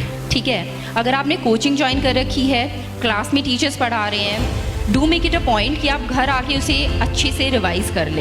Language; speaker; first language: Hindi; native; Hindi